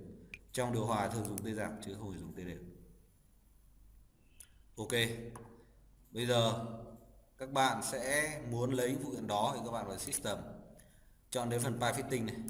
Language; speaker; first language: Vietnamese; native; Vietnamese